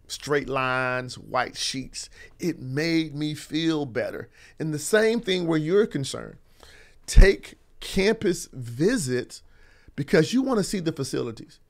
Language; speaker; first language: English; native; English